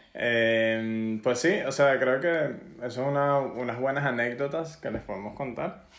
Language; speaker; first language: Spanish; native; Spanish